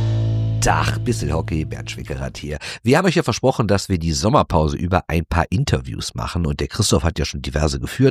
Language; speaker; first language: German; native; German